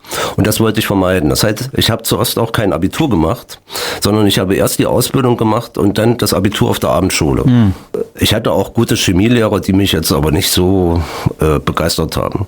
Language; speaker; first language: German; native; German